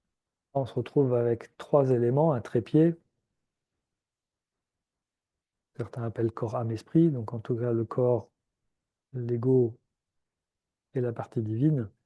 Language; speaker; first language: French; native; French